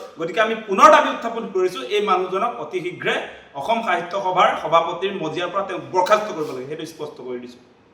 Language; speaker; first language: Assamese; non-native, local second language; Mising